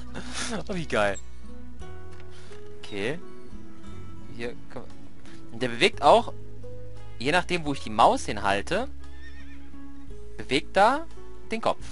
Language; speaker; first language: German; native; German